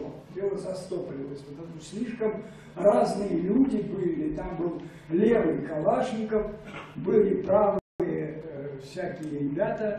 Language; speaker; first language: Russian; native; Russian